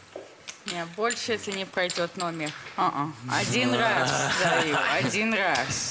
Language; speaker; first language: Russian; early bilingual, heritage; English